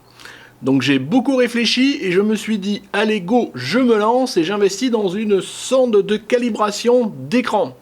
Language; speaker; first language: French; native; French